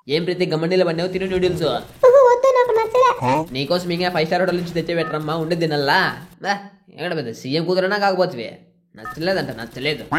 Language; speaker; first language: Telugu; native; Telugu